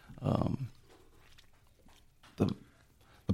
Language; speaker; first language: English; native; English